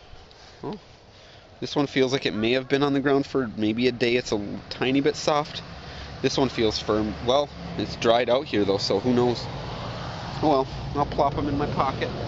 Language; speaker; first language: English; native; English